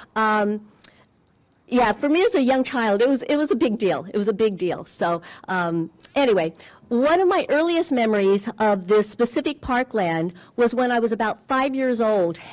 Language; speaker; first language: English; native; English